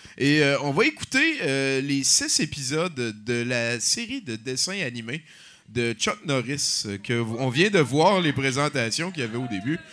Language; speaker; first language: French; native; French